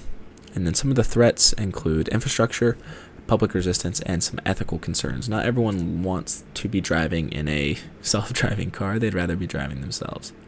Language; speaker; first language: English; native; English